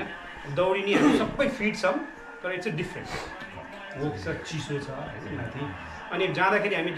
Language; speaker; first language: Nepali; native; Nepali